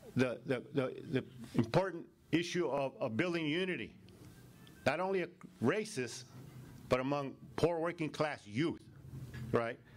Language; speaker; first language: English; native; English